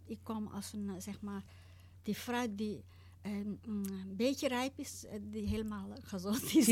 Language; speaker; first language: Dutch; non-native, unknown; Tibetan